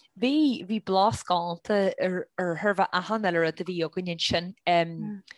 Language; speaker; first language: Irish; native; Irish